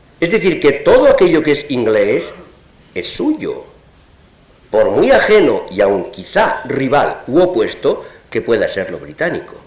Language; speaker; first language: Spanish; native; Spanish